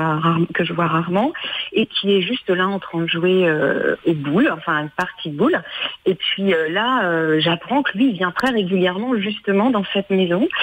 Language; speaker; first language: French; native; French